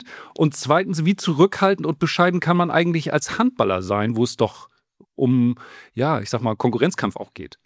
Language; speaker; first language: German; native; German